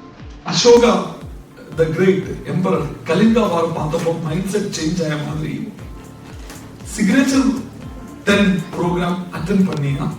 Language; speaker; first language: Tamil; non-native, local second language; Malayalam